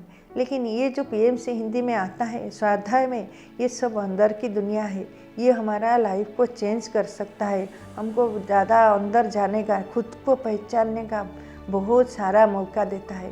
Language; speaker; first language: Hindi; non-native, local second language; Odia